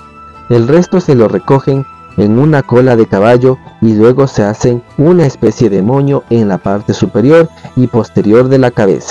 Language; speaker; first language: Spanish; native; Spanish